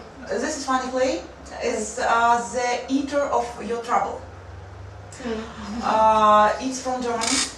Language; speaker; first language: English; non-native, learner; Russian